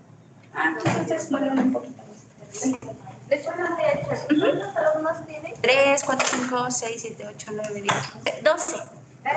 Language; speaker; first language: Spanish; native; Spanish